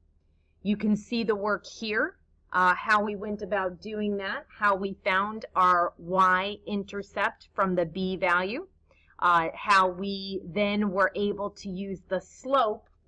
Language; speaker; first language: English; native; English